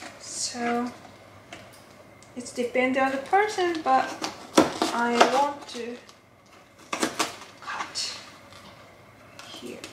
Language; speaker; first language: English; non-native, learner; Japanese